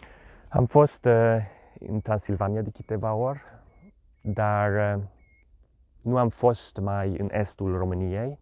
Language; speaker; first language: Romanian; non-native, fluent; Hungarian